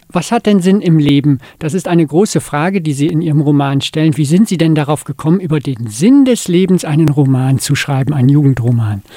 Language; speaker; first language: German; native; German